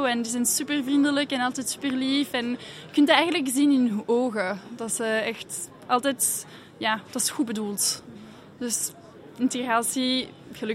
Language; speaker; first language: Dutch; non-native, fluent; French